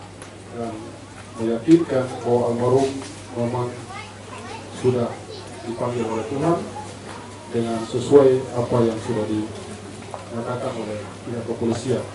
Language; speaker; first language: Indonesian; native; Indonesian